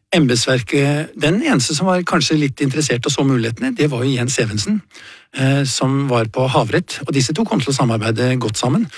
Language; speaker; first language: Norwegian; native; Norwegian